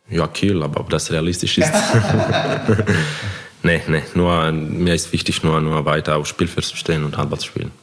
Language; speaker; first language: German; non-native, fluent; Croatian